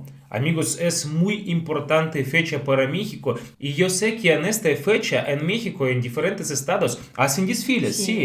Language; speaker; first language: Spanish; non-native, fluent; Russian